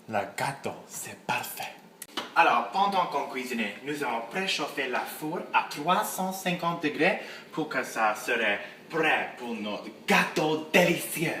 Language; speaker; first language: French; non-native, learner; English